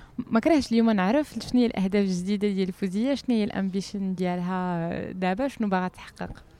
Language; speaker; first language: Arabic; native; Arabic